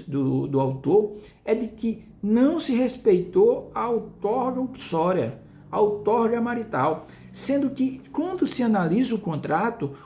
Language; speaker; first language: Portuguese; native; Portuguese